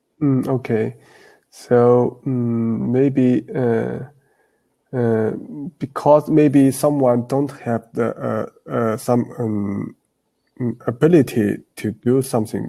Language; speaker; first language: English; non-native, learner; Chinese